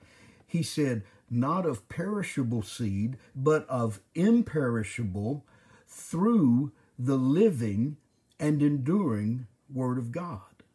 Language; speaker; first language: English; native; English